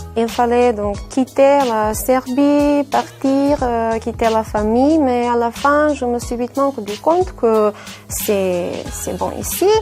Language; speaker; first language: French; non-native, fluent; Serbian